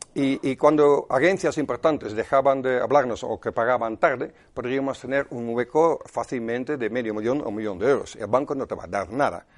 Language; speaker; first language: Spanish; non-native, fluent; Dutch